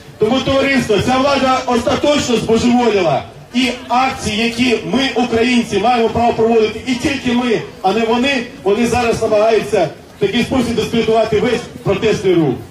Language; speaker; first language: Ukrainian; native; Ukrainian